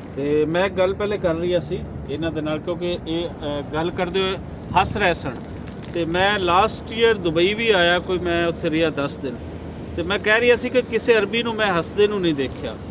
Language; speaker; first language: Punjabi; native; Punjabi